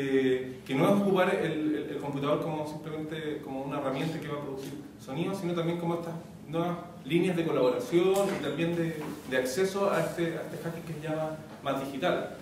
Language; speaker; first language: Spanish; native; Spanish